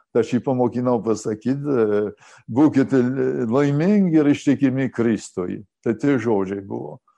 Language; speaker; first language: Lithuanian; early bilingual, heritage; Lithuanian